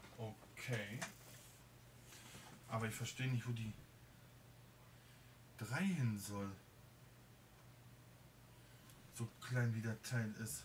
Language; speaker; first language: German; native; German